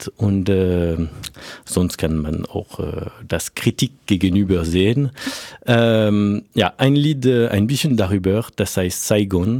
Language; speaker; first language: German; non-native, fluent; French